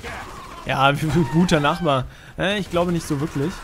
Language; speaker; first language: German; native; German